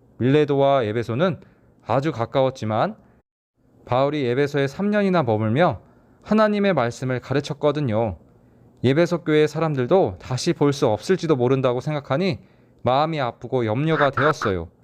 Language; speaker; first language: Korean; native; Korean